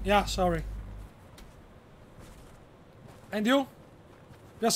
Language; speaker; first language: English; non-native, learner; Italian